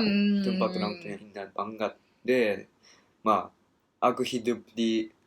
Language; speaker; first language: Indonesian; non-native, learner; Japanese